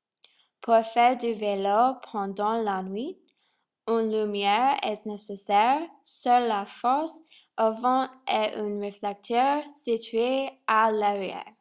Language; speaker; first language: French; non-native, learner; English